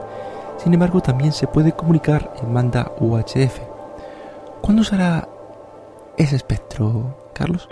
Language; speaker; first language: Spanish; native; Spanish